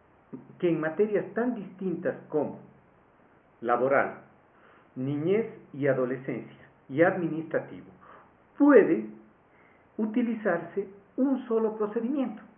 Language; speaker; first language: Spanish; native; Spanish